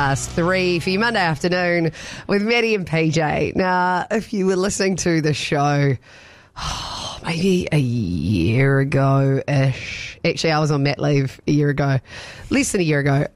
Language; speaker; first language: English; native; English